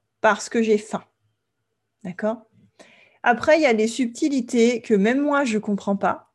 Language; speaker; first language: French; native; French